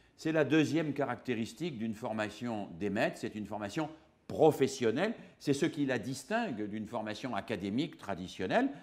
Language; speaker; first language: French; native; French